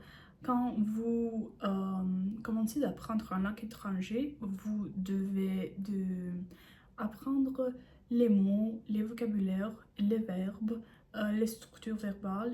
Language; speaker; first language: French; non-native, learner; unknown